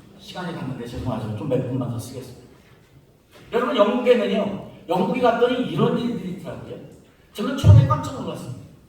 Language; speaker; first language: Korean; native; Korean